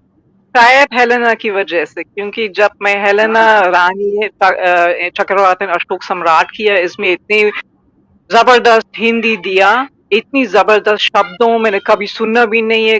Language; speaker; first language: Hindi; non-native, fluent; German